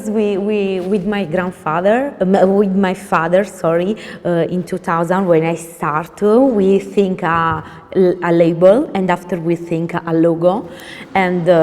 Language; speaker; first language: English; non-native, learner; Italian